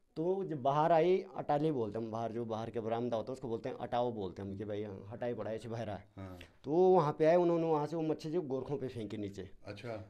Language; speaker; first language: Hindi; non-native, local second language; Garhwali